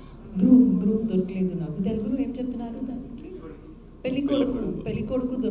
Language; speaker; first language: Telugu; non-native, learner; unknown